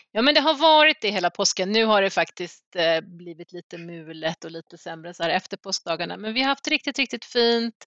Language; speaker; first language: Swedish; native; Swedish